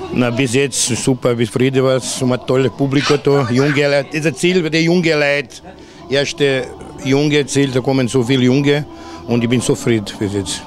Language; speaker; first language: German; non-native, learner; Serbian